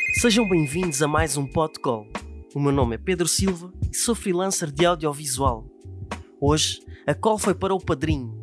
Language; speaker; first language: Portuguese; native; Portuguese